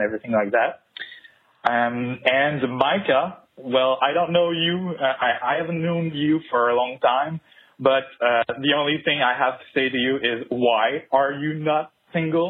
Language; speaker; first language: English; non-native, fluent; French